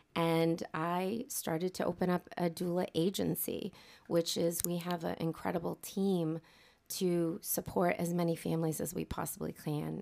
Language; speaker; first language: English; native; English